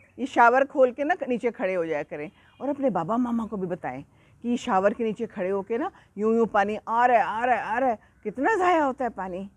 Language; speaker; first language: Urdu; native; Urdu